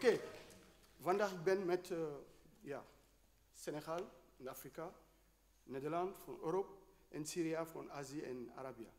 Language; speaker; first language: Dutch; non-native, learner; Wolof